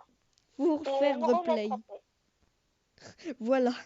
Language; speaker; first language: French; native; French